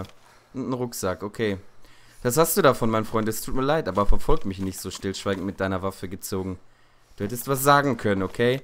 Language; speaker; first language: German; native; German